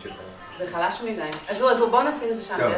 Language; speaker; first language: Hebrew; native; Hebrew